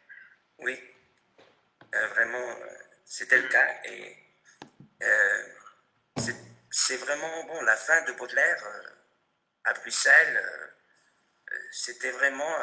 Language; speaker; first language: French; non-native, fluent; Spanish